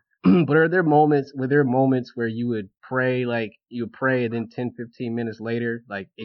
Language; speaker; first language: English; native; English